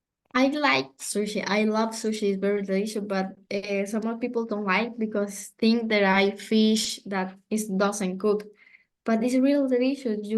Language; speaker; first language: English; non-native, learner; Spanish